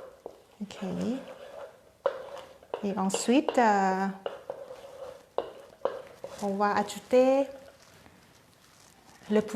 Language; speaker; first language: French; non-native, learner; Thai